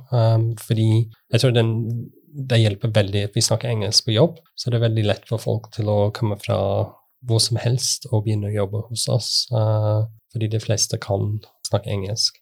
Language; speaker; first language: Norwegian; non-native, fluent; English